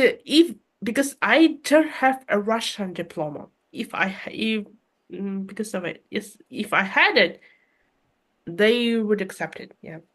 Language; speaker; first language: English; non-native, fluent; Russian